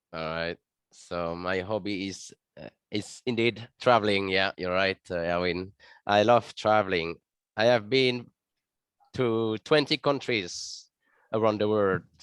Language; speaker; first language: English; non-native, fluent; French